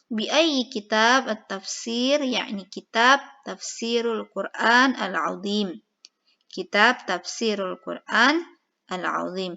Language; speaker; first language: Arabic; non-native, fluent; Indonesian